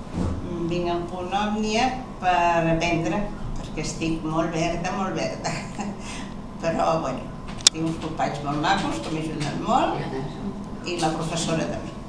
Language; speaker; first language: Catalan; non-native, local second language; Spanish